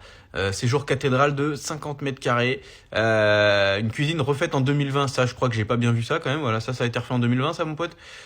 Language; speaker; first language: French; native; French